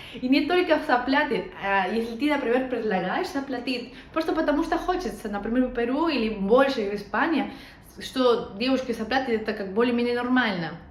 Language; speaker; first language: Russian; non-native, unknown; Spanish